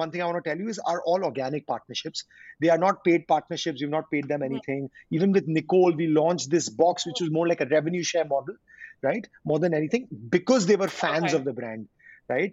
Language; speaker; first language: English; non-native, local second language; Hindi